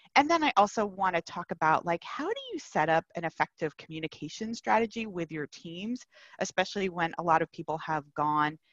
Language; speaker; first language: English; native; English